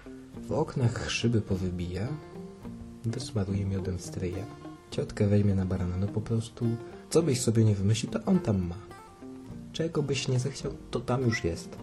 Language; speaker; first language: Polish; native; Polish